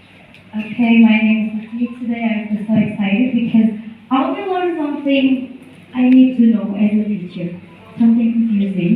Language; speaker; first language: English; non-native, learner; Indonesian